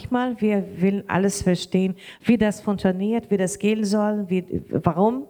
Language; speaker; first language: German; non-native, learner; Portuguese